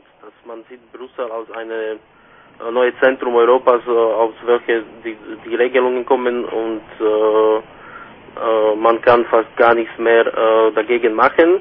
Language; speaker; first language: German; non-native, fluent; Slovak